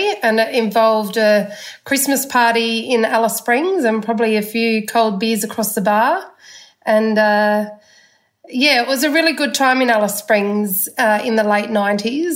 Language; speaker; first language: English; native; English